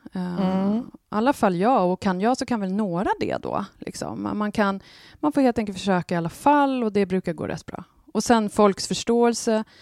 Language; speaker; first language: Swedish; native; Swedish